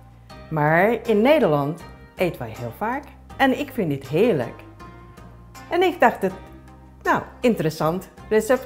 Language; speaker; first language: Dutch; non-native, learner; Japanese